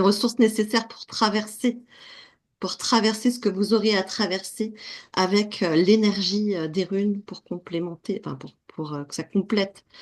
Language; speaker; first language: French; native; French